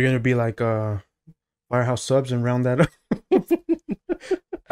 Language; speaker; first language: English; native; English